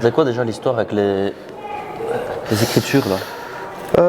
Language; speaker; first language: French; native; French